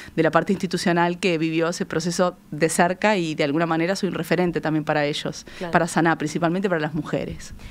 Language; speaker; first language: Spanish; native; Spanish